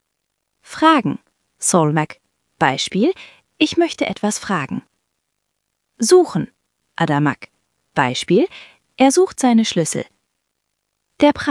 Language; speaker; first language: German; non-native, fluent; Turkish